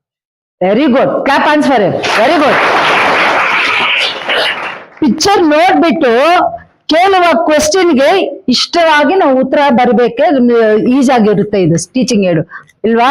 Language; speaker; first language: Kannada; non-native, local second language; Tamil